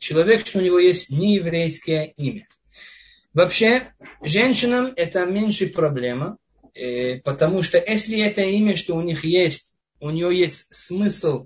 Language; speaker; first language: Russian; non-native, fluent; Hebrew